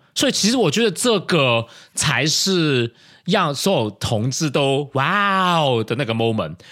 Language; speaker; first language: Chinese; non-native, local second language; Cantonese